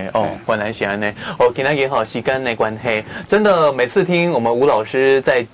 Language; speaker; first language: Chinese; native; Chinese